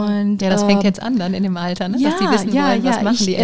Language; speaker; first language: German; native; German